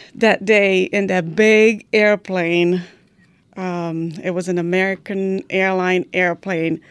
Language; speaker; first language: English; non-native, fluent; Romanian